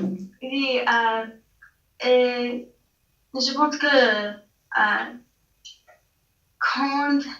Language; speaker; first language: French; non-native, learner; English